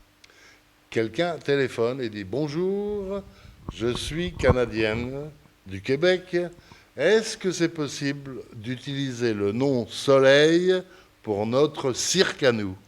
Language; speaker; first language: French; early bilingual, other home language; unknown